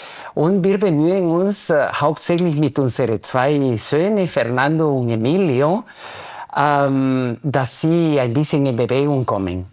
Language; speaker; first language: German; non-native, fluent; Spanish